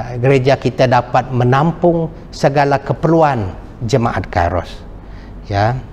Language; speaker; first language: Malay; non-native, local second language; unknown